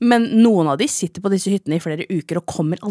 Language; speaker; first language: Norwegian; native; Norwegian